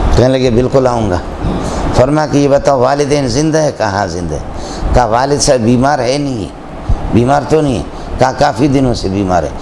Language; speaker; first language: Urdu; non-native, local second language; Baluchi